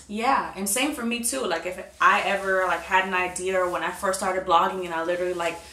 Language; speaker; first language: English; native; English